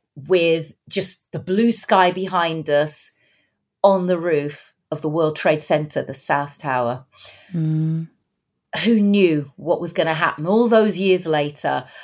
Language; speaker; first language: English; native; English